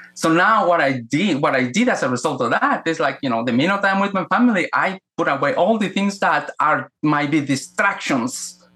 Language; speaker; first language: English; non-native, fluent; Spanish